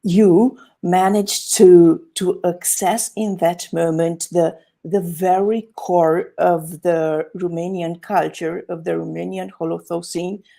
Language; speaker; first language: English; non-native, fluent; Romanian